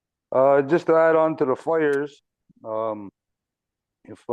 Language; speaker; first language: English; non-native, learner; French